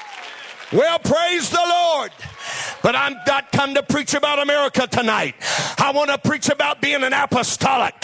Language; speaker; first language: English; native; English